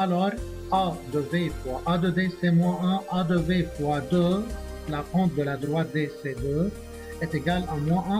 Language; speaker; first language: French; non-native, local second language; Arabic